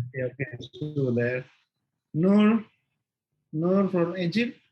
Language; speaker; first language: English; non-native, learner; Malay